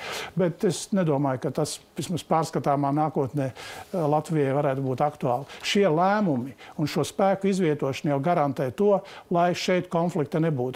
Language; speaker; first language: Latvian; native; Latvian